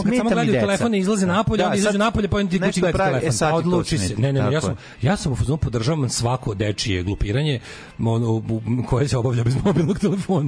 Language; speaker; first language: Serbian; native; Serbian